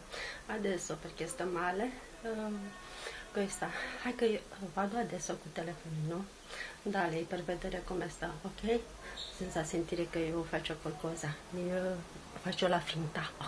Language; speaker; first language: Italian; non-native, learner; Romanian